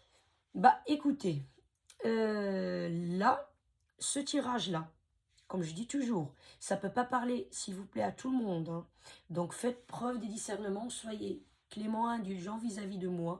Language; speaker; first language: French; native; French